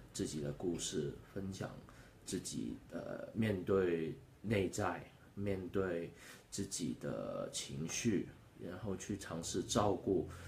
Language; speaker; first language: Chinese; non-native, local second language; Cantonese